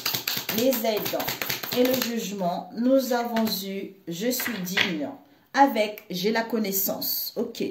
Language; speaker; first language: French; native; French